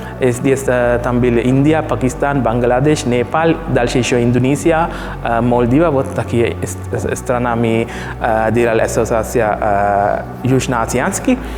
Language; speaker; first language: Russian; non-native, learner; Sinhala